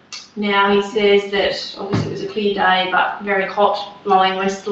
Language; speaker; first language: English; native; English